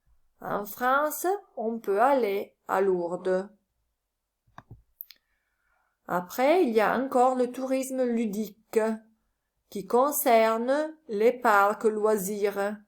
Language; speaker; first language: French; non-native, learner; Italian